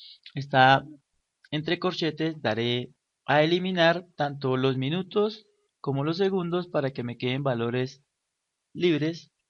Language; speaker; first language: Spanish; native; Spanish